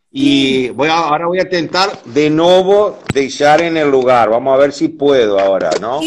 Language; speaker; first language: Portuguese; non-native, learner; Spanish